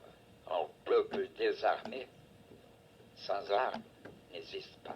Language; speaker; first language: French; non-native, fluent; Portuguese